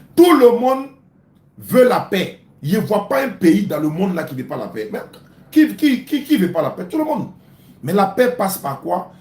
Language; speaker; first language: French; non-native, local second language; Dyula